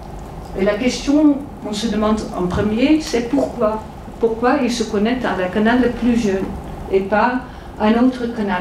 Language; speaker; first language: French; non-native, fluent; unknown